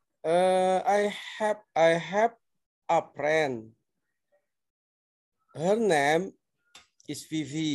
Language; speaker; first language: English; non-native, learner; Indonesian